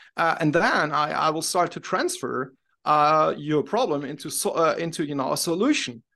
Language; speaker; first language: English; non-native, fluent; German